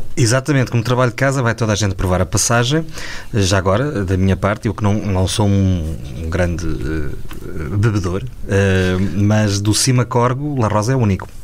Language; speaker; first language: Portuguese; native; Portuguese